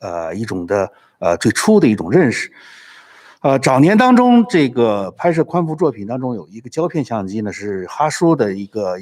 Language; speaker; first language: Chinese; native; Chinese